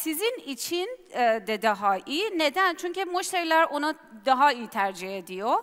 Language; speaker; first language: Turkish; non-native, learner; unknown